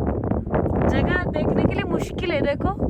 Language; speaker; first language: Hindi; non-native, local second language; Malayalam